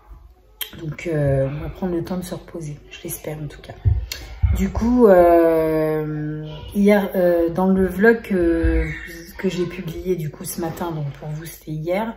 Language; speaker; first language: French; native; French